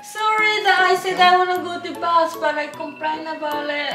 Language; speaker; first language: English; non-native, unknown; Japanese